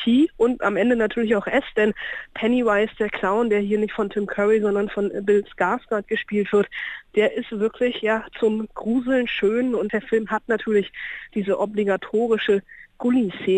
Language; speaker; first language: German; native; German